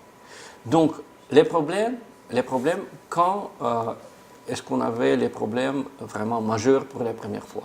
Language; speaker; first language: French; non-native, fluent; Russian